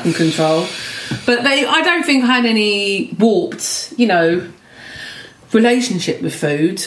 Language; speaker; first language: English; native; English